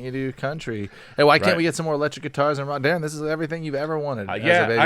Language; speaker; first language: English; native; English